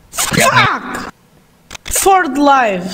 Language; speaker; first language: English; non-native, learner; Hungarian